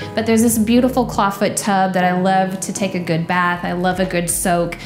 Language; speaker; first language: English; native; English